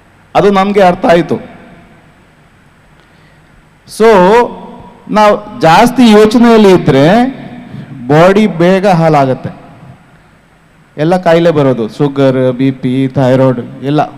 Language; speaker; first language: Kannada; non-native, fluent; Hindi